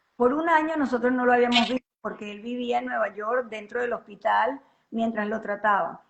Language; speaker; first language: Spanish; native; Spanish